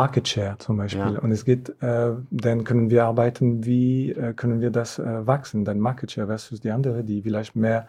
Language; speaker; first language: German; non-native, fluent; French